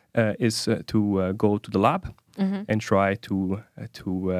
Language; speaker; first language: English; non-native, fluent; Italian